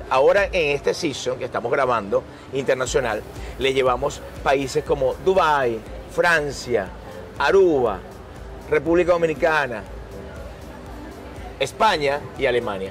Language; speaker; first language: Spanish; native; Spanish